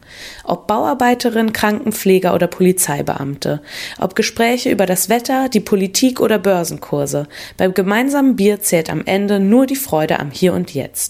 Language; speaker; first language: German; native; German